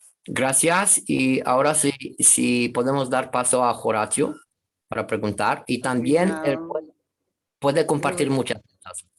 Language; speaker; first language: Spanish; non-native, fluent; Romanian